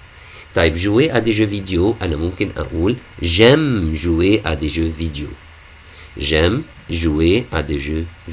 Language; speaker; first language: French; non-native, fluent; Arabic